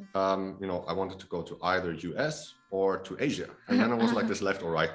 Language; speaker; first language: English; non-native, fluent; Polish